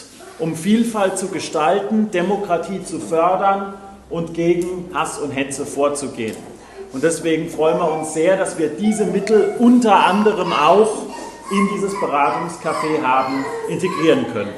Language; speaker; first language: German; native; German